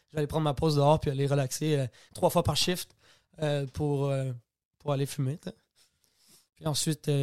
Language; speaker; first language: French; native; French